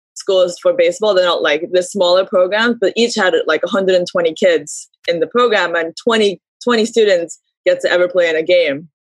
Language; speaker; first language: English; early bilingual, heritage; Japanese